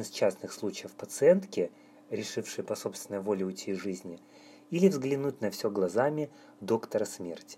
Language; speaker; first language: Russian; native; Russian